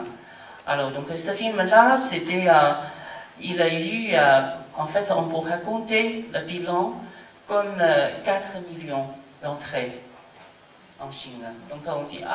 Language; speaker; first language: French; non-native, fluent; Chinese